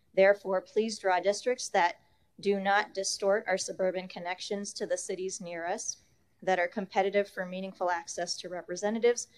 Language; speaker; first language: English; native; English